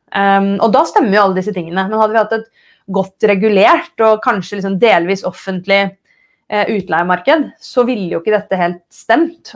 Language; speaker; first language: Norwegian; native; Norwegian